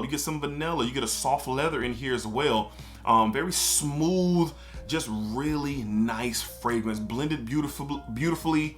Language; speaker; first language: English; native; English